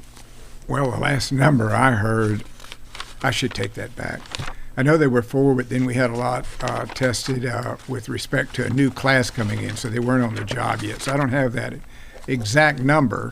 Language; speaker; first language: English; native; English